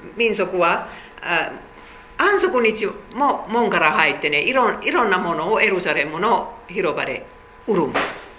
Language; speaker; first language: Japanese; non-native, fluent; Finnish